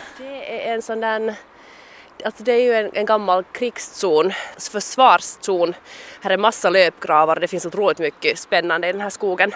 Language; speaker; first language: Swedish; native; Swedish